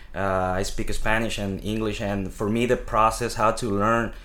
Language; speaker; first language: English; non-native, fluent; Spanish